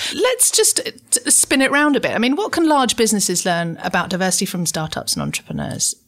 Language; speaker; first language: English; native; English